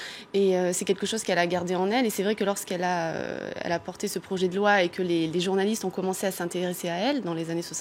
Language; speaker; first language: French; native; French